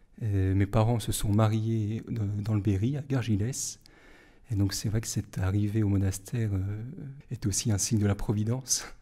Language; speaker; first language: French; native; French